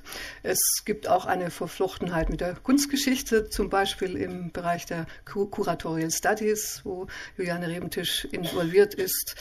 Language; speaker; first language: German; native; German